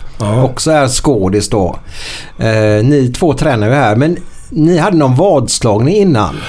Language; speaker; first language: Swedish; native; Swedish